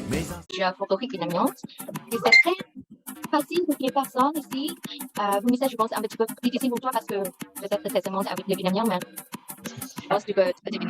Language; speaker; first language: French; non-native, learner; Vietnamese